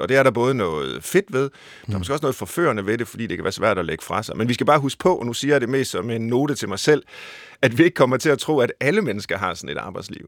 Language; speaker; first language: Danish; native; Danish